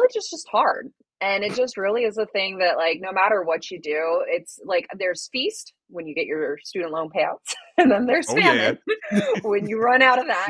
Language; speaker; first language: English; native; English